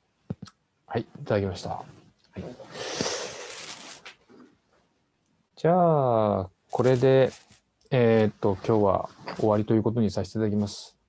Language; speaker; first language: Japanese; native; Japanese